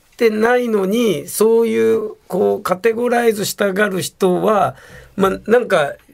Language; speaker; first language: Japanese; native; Japanese